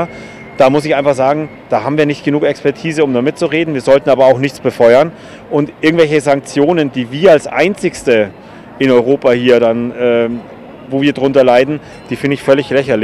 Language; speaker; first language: German; native; German